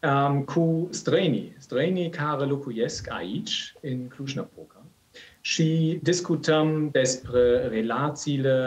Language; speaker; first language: Romanian; non-native, learner; German